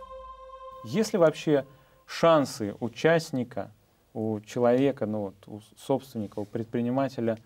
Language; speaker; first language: Russian; native; Russian